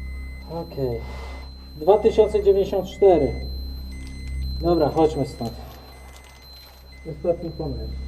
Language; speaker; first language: Polish; native; Polish